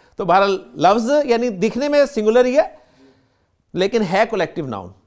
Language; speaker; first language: Urdu; native; Urdu